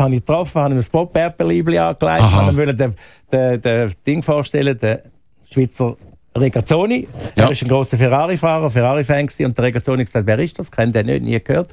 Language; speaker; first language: German; native; German